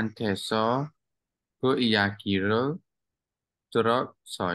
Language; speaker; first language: Korean; non-native, learner; Burmese